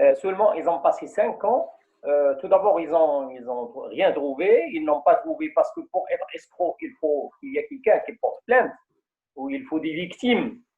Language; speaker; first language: French; non-native, local second language; Arabic